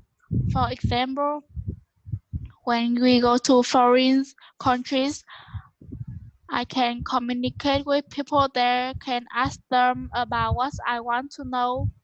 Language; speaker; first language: English; non-native, learner; Vietnamese